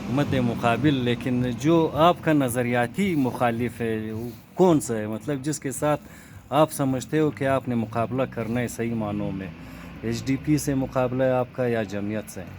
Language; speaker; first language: Urdu; non-native, local second language; Hazaragi